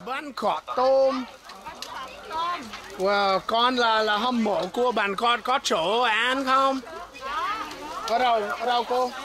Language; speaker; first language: Vietnamese; non-native, learner; English